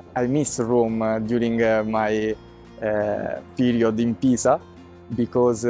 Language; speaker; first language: English; non-native, fluent; Italian